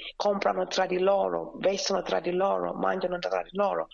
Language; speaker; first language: Italian; non-native, fluent; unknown